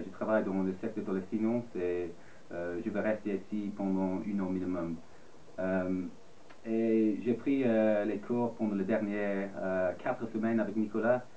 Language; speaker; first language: French; non-native, fluent; English